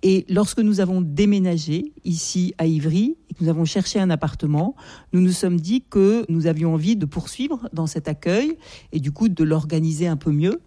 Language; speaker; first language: French; native; French